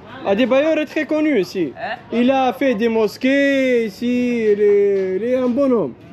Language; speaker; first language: French; non-native, learner; Arabic